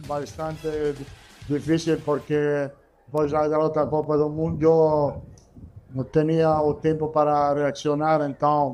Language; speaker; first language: Portuguese; non-native, learner; Italian